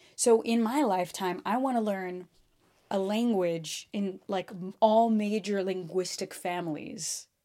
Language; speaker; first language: English; early bilingual, other home language; Portuguese